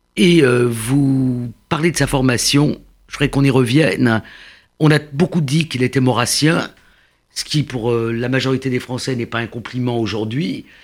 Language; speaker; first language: French; native; French